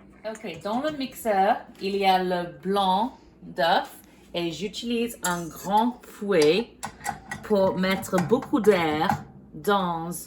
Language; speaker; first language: French; non-native, fluent; English